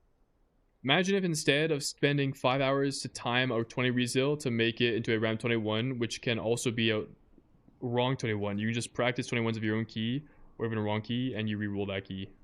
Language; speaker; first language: English; native; English